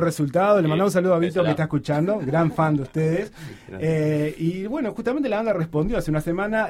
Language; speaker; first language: Spanish; native; Spanish